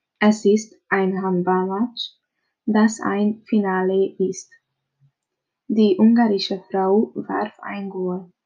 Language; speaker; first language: German; non-native, learner; Hungarian